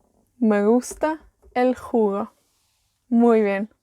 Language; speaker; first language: Spanish; non-native, learner; Welsh